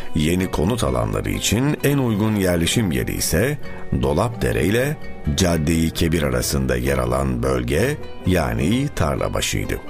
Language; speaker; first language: Turkish; native; Turkish